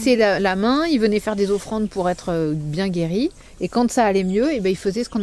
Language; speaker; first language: French; native; French